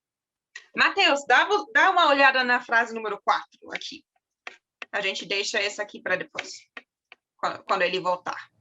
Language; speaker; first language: Portuguese; non-native, fluent; German